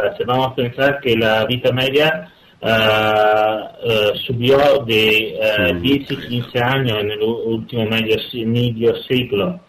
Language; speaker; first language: Spanish; non-native, fluent; Italian